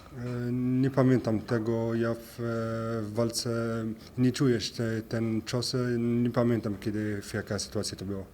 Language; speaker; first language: Polish; non-native, fluent; French